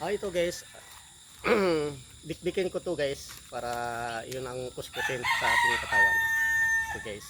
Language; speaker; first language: Filipino; non-native, local second language; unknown